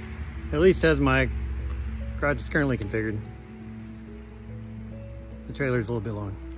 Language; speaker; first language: English; native; English